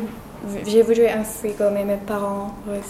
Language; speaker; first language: French; non-native, learner; English